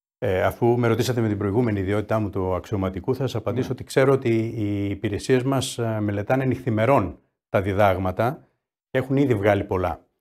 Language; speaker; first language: Greek; native; Greek